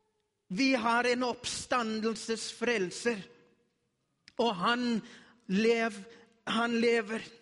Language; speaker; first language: Norwegian; non-native, learner; Afrikaans